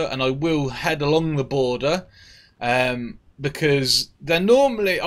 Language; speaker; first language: English; native; English